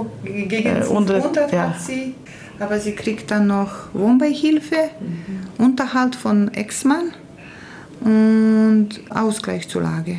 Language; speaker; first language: German; non-native, fluent; Croatian